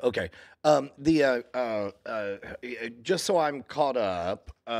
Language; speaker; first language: English; native; English